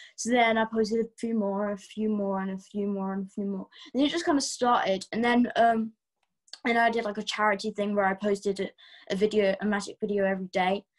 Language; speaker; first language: English; native; English